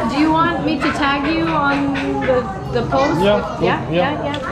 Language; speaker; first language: English; non-native, fluent; Japanese